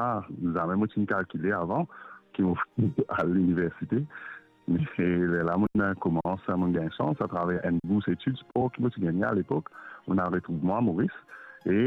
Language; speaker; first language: French; non-native, local second language; Morisyen